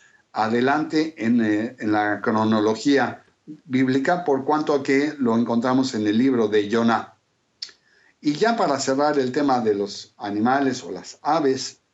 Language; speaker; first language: Spanish; native; Spanish